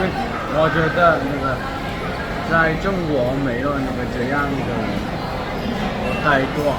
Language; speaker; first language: Chinese; non-native, learner; Mongolian